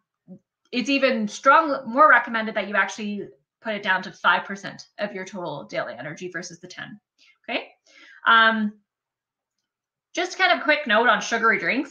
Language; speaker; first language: English; native; English